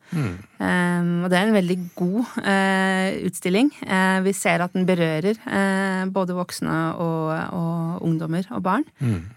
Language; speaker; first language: Norwegian; native; Norwegian